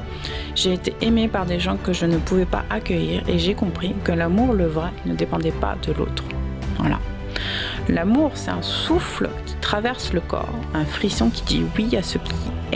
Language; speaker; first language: French; native; French